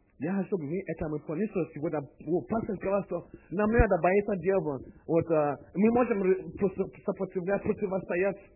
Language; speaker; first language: Russian; non-native, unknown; English